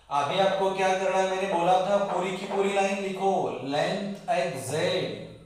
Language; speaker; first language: Hindi; non-native, local second language; Marathi